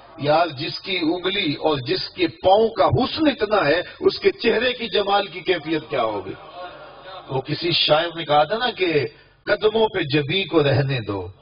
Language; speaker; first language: Urdu; non-native, local second language; Punjabi